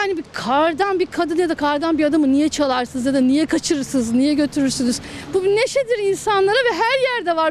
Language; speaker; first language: Turkish; native; Turkish